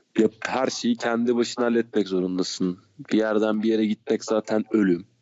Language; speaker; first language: Turkish; native; Turkish